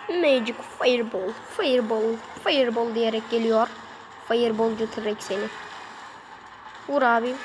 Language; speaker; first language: Turkish; native; Turkish